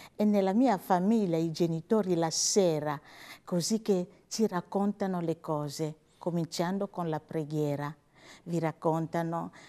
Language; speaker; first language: Italian; non-native, learner; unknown